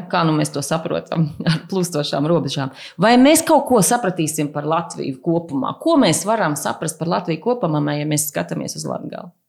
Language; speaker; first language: Latvian; native; Latvian